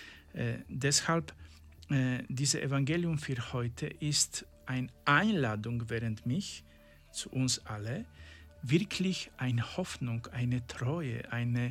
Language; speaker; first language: German; non-native, learner; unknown